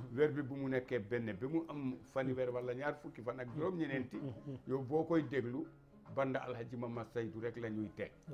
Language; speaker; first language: Wolof; non-native, local second language; Bambara